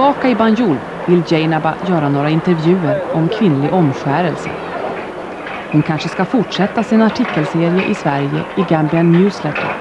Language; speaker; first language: Swedish; native; Swedish